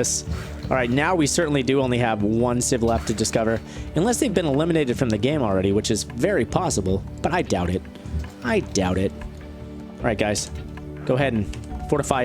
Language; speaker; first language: English; native; English